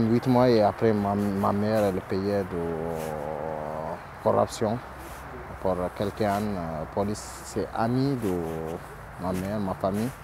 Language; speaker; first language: French; non-native, learner; Oromo